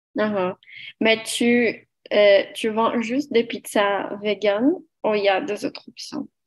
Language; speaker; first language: French; non-native, learner; Portuguese